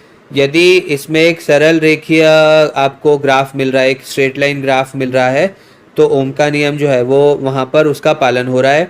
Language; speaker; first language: Hindi; native; Hindi